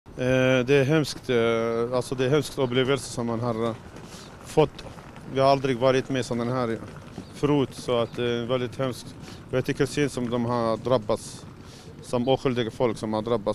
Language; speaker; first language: Swedish; non-native, learner; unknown